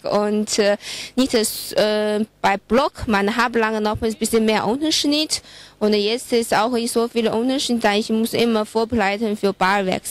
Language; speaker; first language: German; non-native, fluent; Chinese